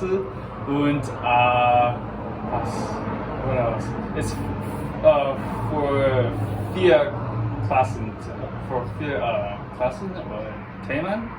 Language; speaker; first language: German; non-native, learner; English